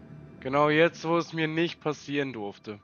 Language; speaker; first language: German; native; German